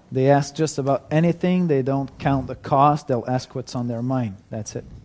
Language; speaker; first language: English; non-native, fluent; French